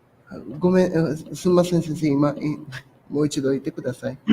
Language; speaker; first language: Japanese; non-native, fluent; Portuguese